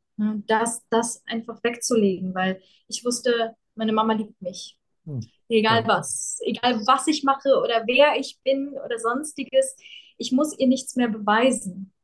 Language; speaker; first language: German; early bilingual, other home language; Russian